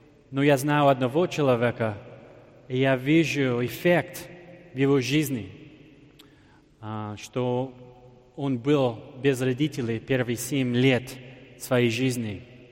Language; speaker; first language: Russian; non-native, fluent; English